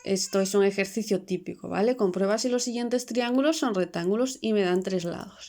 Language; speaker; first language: Spanish; native; Spanish